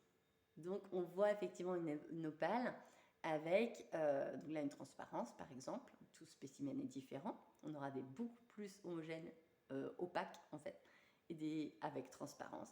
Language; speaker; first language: French; native; French